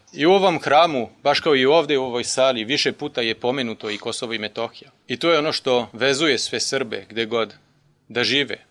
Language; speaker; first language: Serbian; non-native, fluent; French